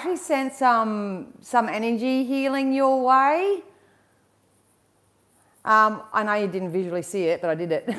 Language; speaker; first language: English; native; English